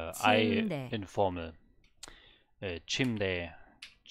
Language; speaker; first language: Korean; non-native, learner; German